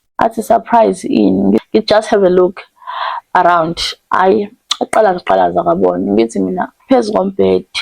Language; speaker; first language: Zulu; native; Zulu